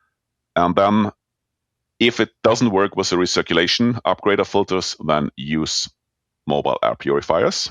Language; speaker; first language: English; non-native, fluent; German